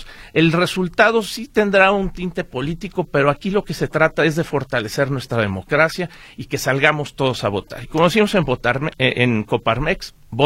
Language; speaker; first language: Spanish; native; Spanish